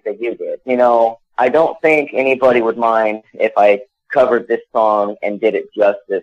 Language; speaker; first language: English; native; English